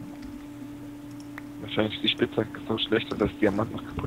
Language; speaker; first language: German; native; German